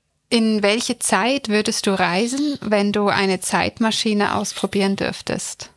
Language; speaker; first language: German; native; German